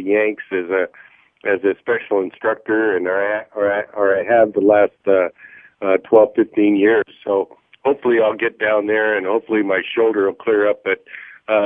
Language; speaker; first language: English; native; English